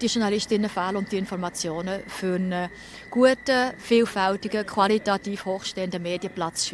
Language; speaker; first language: German; native; German